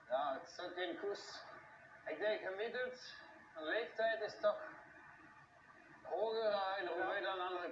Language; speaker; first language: Dutch; non-native, local second language; French